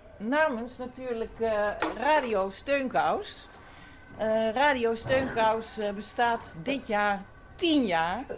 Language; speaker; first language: Dutch; native; Dutch